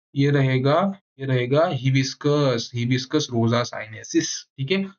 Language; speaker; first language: Hindi; non-native, local second language; Marathi